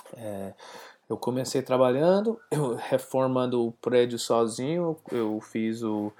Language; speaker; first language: Portuguese; non-native, learner; English